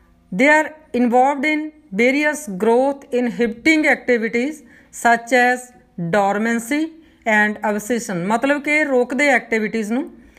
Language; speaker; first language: English; non-native, local second language; Punjabi